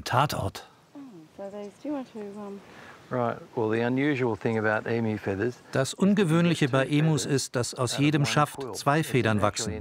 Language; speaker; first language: German; non-native, fluent; English